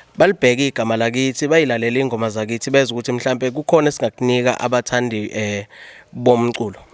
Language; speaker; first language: Zulu; native; Zulu